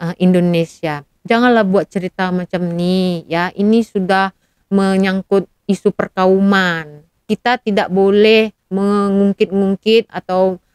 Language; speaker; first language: Malay; non-native, fluent; Indonesian